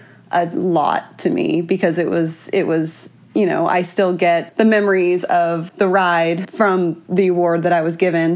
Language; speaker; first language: English; native; English